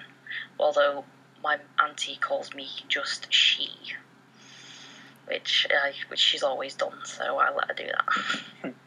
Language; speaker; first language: English; native; English